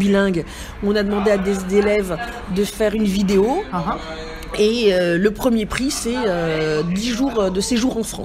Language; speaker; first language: French; native; French